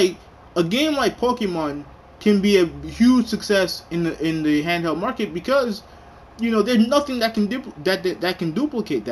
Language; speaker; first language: English; native; English